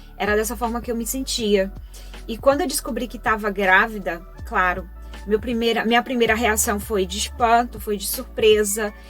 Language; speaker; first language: Portuguese; native; Portuguese